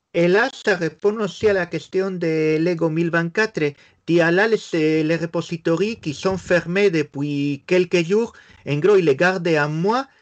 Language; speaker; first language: French; non-native, fluent; Spanish